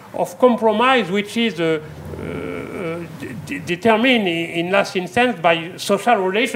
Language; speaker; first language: English; non-native, fluent; French